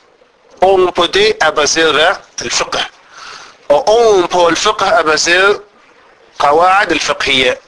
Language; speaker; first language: Danish; non-native, fluent; Arabic